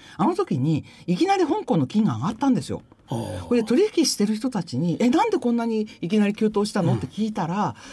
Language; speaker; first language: Japanese; native; Japanese